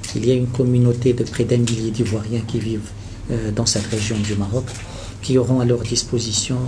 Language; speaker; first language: French; non-native, local second language; Arabic